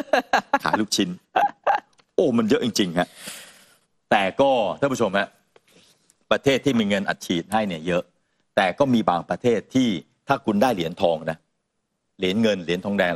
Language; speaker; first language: Thai; native; Thai